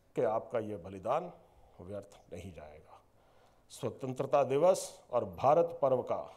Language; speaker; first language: Hindi; native; Hindi